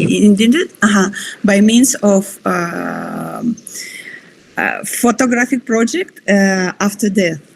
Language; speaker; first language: English; non-native, learner; Spanish